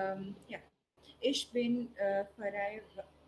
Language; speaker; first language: German; non-native, learner; Urdu